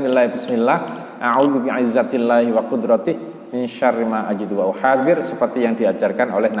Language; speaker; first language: Indonesian; native; Indonesian